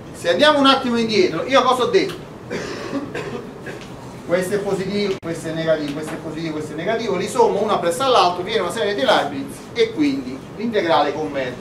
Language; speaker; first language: Italian; native; Italian